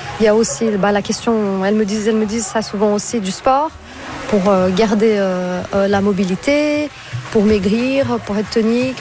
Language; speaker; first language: French; non-native, fluent; Portuguese